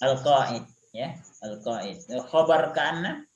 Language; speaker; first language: Arabic; non-native, fluent; Indonesian